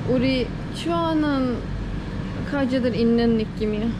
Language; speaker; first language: Korean; non-native, learner; Turkish